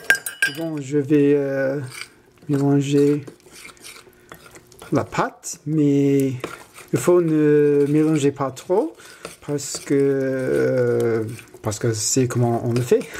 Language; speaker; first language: French; non-native, learner; English